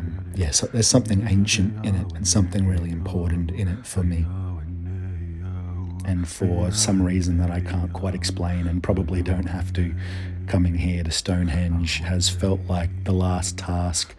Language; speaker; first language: English; native; English